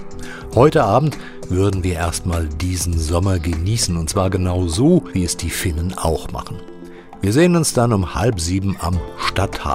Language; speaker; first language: German; native; German